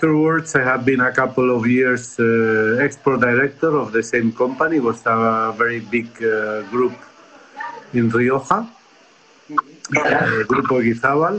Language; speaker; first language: English; non-native, fluent; Spanish